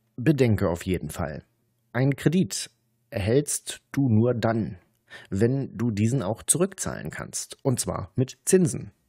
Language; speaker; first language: German; native; German